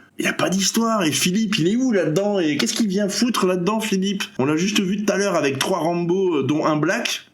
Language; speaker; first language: French; native; French